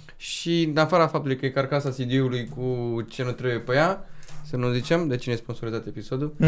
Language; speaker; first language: Romanian; native; Romanian